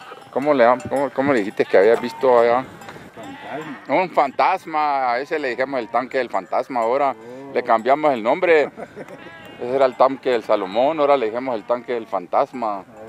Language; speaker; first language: Spanish; early bilingual, heritage; Spanish